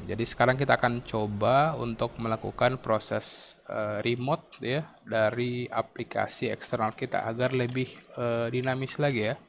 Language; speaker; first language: Indonesian; native; Indonesian